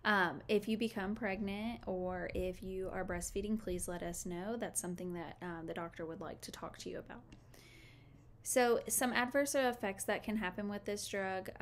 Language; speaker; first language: English; native; English